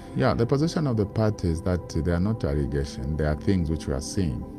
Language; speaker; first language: English; non-native, local second language; Bemba